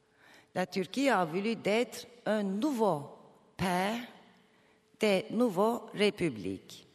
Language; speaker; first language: French; non-native, fluent; Turkish